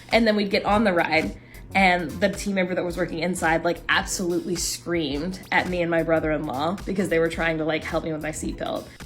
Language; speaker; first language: English; native; English